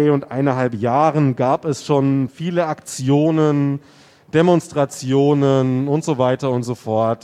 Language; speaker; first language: German; native; German